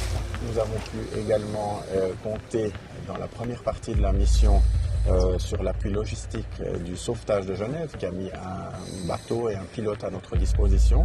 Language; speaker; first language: French; native; French